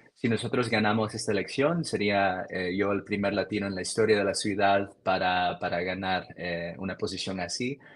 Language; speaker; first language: Spanish; early bilingual, heritage; Spanish